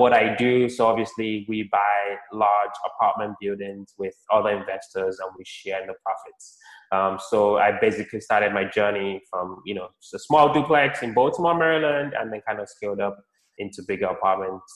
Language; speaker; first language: English; non-native, local second language; Yoruba